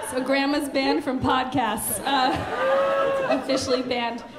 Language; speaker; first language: English; native; English